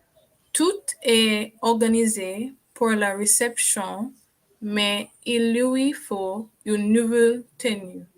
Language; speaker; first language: French; non-native, learner; English